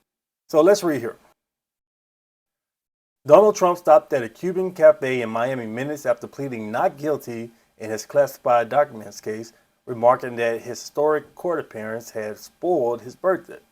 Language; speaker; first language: English; native; English